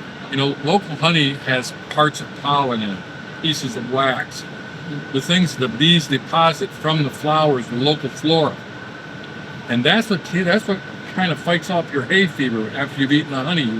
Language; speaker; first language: English; native; English